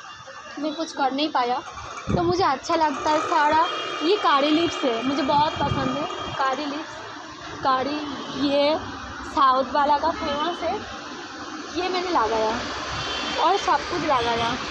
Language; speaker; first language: Hindi; non-native, local second language; Bangla